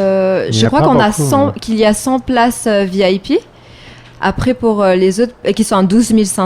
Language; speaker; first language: French; native; French